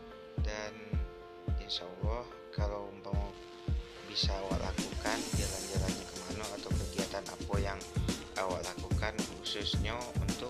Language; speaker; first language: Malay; non-native, local second language; Minangkabau